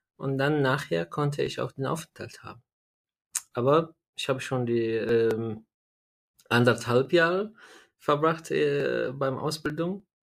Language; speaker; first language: German; non-native, learner; Arabic